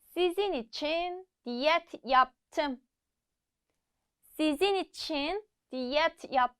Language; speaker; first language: Turkish; non-native, fluent; Korean